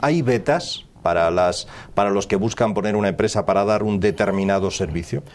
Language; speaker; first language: Spanish; native; Spanish